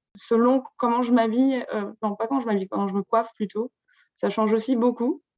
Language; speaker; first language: French; native; French